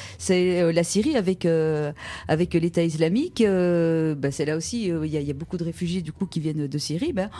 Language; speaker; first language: French; native; French